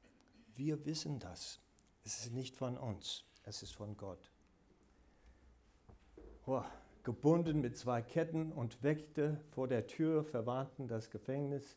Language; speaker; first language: German; non-native, fluent; English